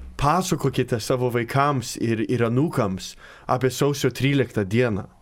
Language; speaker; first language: Lithuanian; early bilingual, heritage; Lithuanian